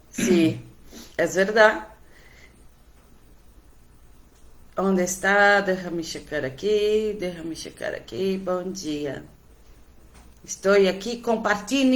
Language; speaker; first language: Portuguese; non-native, learner; Spanish